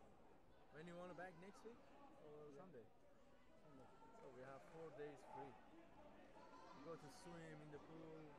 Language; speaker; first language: English; non-native, fluent; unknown